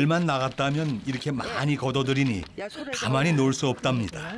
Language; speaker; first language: Korean; native; Korean